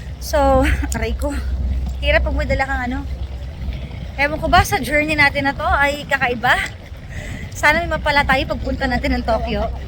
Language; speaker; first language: Filipino; native; Filipino